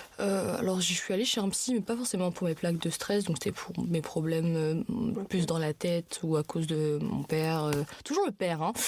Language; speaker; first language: French; non-native, local second language; Arabic